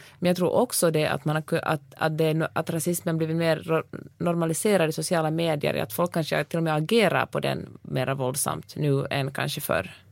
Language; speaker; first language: Swedish; native; Swedish